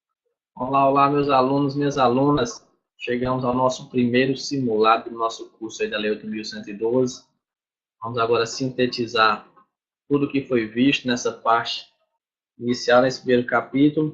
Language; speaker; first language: Portuguese; native; Portuguese